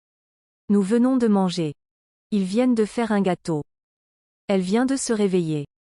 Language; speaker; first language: French; non-native, learner; English